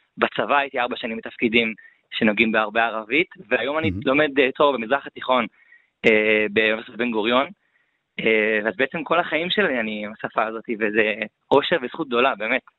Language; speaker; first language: Hebrew; native; Hebrew